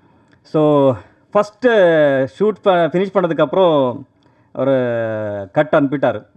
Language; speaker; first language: Tamil; non-native, learner; Kannada